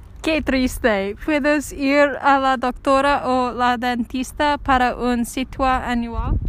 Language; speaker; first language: Spanish; non-native, learner; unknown